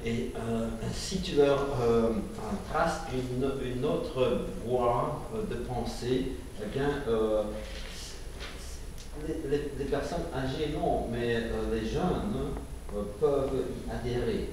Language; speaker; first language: French; non-native, fluent; Ukrainian